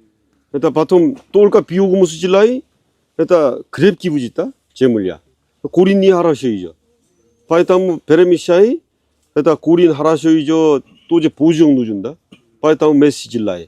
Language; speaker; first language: Russian; non-native, learner; Korean